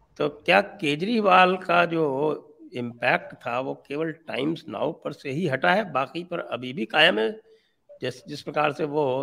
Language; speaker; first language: Hindi; native; Hindi